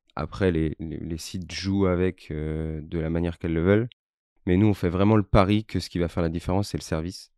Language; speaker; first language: French; native; French